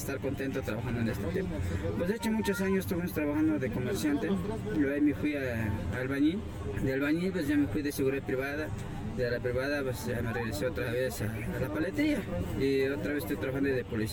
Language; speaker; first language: Spanish; non-native, local second language; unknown